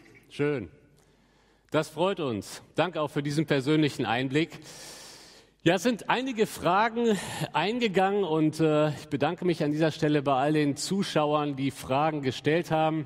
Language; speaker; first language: German; native; German